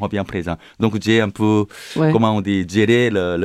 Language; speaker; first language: French; non-native, learner; Korean